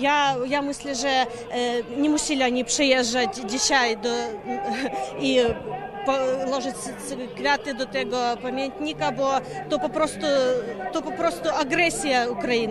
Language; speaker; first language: Polish; non-native, fluent; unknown